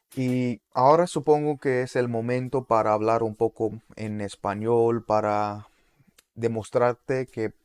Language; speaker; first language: Spanish; non-native, learner; English